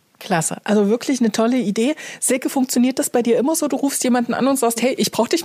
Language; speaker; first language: German; native; German